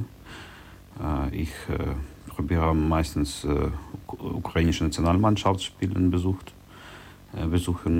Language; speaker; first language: German; non-native, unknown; Russian